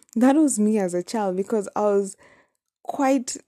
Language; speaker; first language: English; non-native, local second language; Kamba